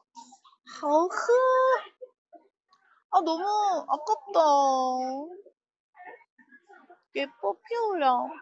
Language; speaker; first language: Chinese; non-native, learner; Korean